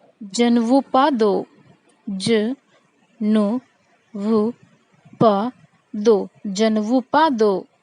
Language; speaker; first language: French; non-native, fluent; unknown